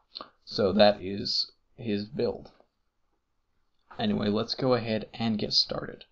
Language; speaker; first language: English; native; English